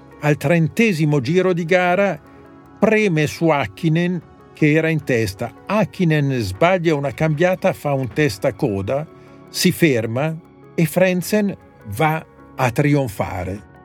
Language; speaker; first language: Italian; native; Italian